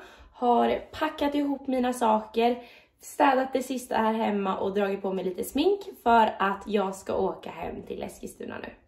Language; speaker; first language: Swedish; native; Swedish